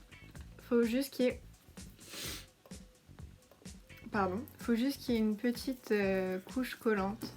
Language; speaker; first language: French; native; French